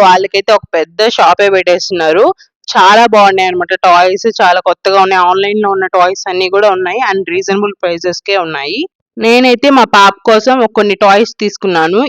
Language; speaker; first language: Telugu; non-native, local second language; Tamil